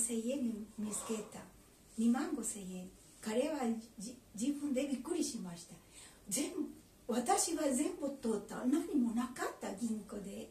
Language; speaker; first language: Japanese; non-native, learner; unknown